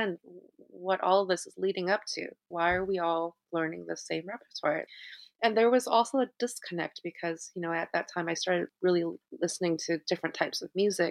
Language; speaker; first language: English; native; English